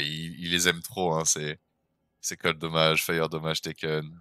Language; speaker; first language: French; native; French